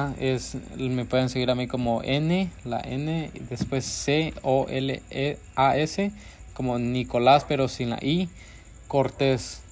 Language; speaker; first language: Spanish; early bilingual, heritage; Spanish